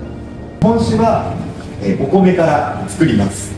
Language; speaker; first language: Japanese; native; Japanese